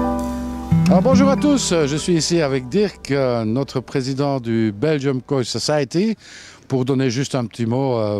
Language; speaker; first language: French; native; French